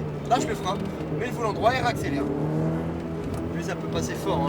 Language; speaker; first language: French; native; French